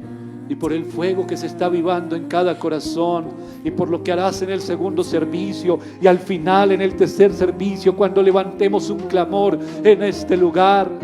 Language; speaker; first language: Spanish; native; Spanish